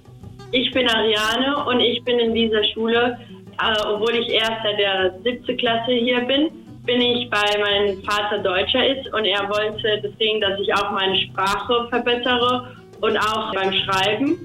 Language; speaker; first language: German; early bilingual, heritage; German